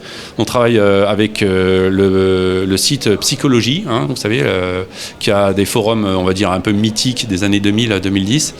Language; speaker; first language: French; native; French